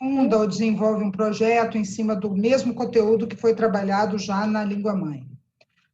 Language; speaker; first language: Portuguese; native; Portuguese